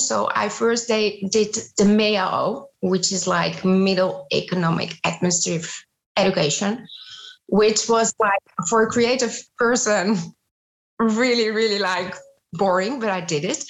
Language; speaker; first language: English; non-native, fluent; Dutch